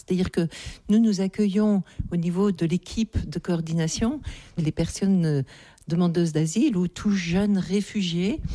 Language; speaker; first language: French; native; French